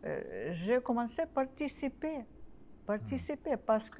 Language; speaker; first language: French; non-native, learner; Russian